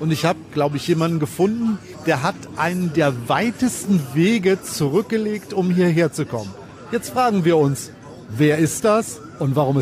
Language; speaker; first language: German; native; German